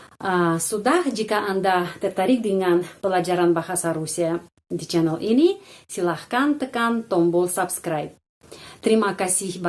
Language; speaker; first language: Indonesian; non-native, fluent; Russian